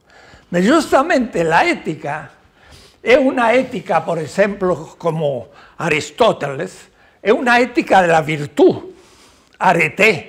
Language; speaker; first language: Italian; non-native, learner; Spanish